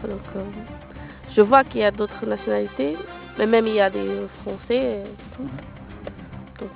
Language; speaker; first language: French; non-native, local second language; Portuguese